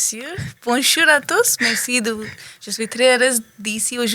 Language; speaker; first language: French; non-native, learner; Hindi